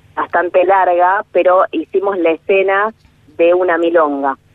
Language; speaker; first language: Spanish; native; Spanish